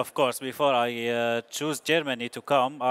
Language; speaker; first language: English; non-native, learner; Arabic